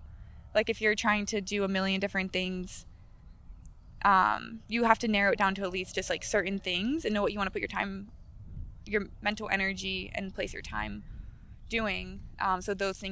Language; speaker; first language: English; native; English